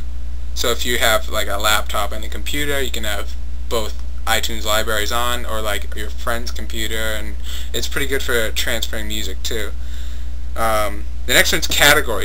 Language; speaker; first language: English; native; English